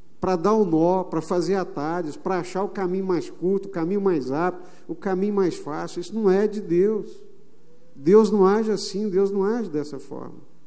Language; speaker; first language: Portuguese; native; Portuguese